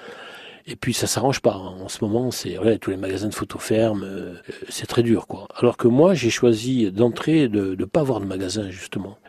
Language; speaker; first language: French; native; French